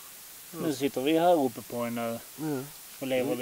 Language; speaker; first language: Swedish; native; Swedish